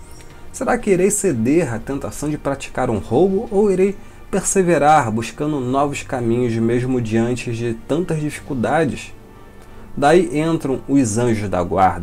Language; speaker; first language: Portuguese; native; Portuguese